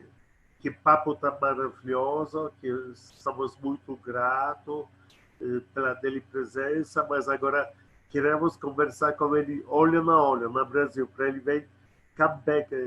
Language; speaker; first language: Portuguese; non-native, learner; Polish